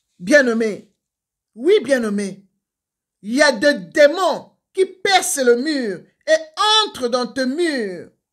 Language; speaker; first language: French; non-native, local second language; Lingala